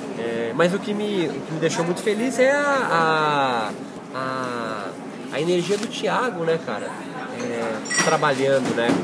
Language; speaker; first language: Portuguese; native; Portuguese